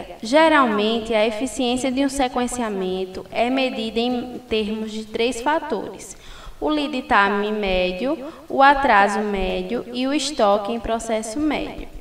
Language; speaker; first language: Portuguese; native; Portuguese